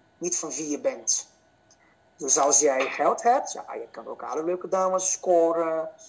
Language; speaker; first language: Dutch; non-native, fluent; Portuguese